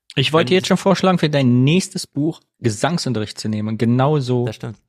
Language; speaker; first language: German; native; German